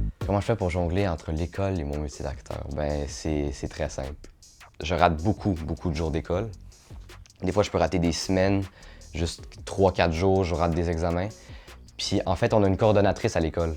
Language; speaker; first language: French; native; French